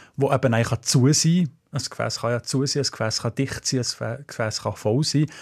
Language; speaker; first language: Swiss German; native; Swiss German